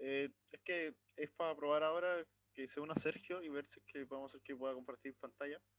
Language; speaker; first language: Spanish; native; Spanish